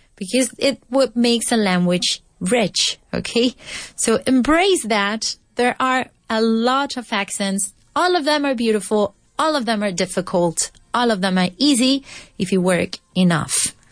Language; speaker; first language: English; non-native, fluent; Spanish